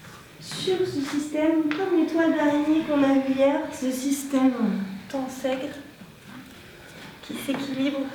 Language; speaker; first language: French; native; French